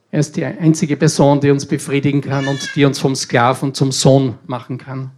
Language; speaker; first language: German; native; German